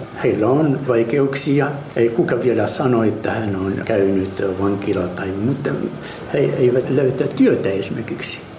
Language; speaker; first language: Finnish; non-native, fluent; Arabic